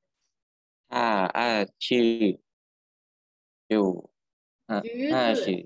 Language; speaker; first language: Chinese; non-native, learner; Thai